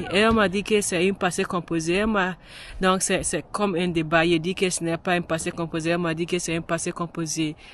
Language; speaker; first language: French; non-native, learner; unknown